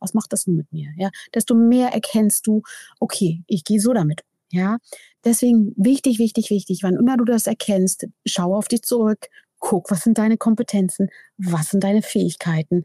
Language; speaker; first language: German; native; German